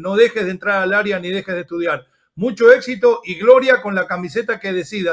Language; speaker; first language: Spanish; native; Spanish